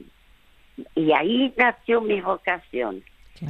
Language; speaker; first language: Spanish; early bilingual, other home language; French